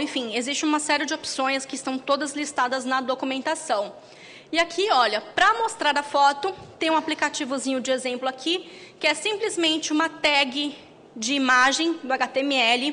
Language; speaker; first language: Portuguese; native; Portuguese